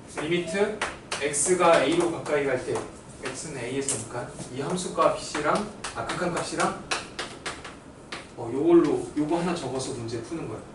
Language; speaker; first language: Korean; native; Korean